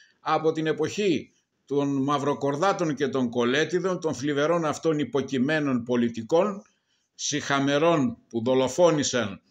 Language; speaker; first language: Greek; native; Greek